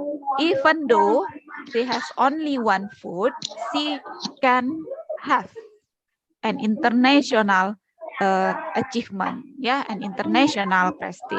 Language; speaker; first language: English; non-native, learner; Indonesian